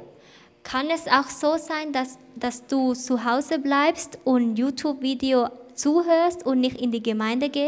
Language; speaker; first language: German; non-native, fluent; Thai